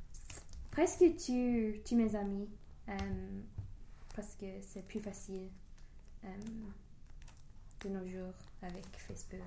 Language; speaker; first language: French; non-native, learner; English